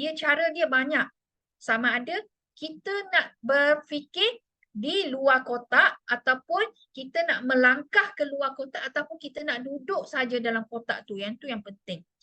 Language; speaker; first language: Malay; non-native, local second language; Chinese